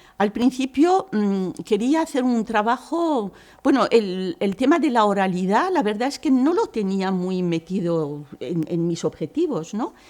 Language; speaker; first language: Spanish; non-native, fluent; Arabic